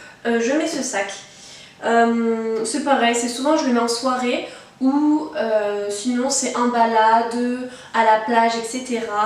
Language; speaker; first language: French; native; French